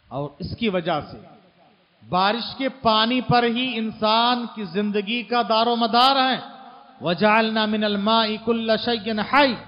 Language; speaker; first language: Hindi; native; Hindi